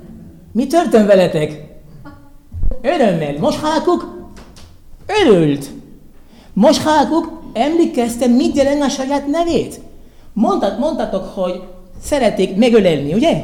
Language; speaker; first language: Hungarian; non-native, learner; Spanish